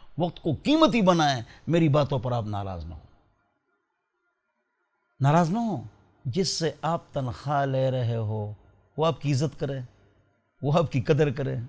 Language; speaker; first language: Urdu; non-native, local second language; Pashto